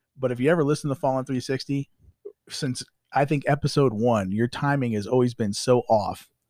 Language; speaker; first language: English; native; English